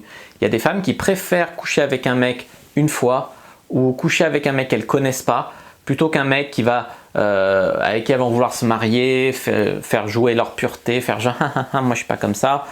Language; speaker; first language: French; native; French